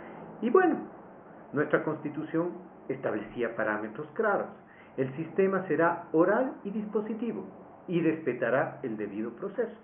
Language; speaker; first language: Spanish; native; Spanish